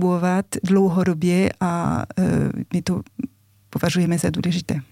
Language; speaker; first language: Czech; non-native, fluent; French